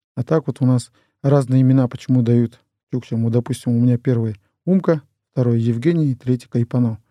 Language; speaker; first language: Russian; non-native, local second language; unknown